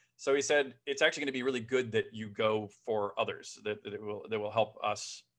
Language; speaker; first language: English; native; English